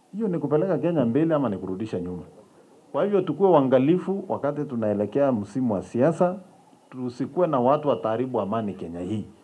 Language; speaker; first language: Swahili; non-native, local second language; Kalenjin